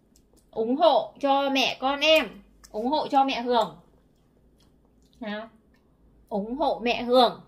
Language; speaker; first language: Vietnamese; native; Vietnamese